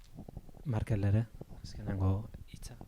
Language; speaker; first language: Basque; native; Basque